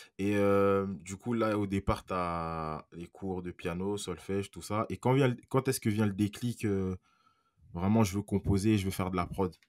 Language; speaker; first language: French; native; French